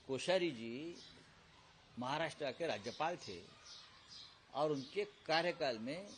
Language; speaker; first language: Hindi; non-native, local second language; Marathi